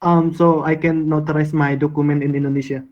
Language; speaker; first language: English; non-native, learner; Indonesian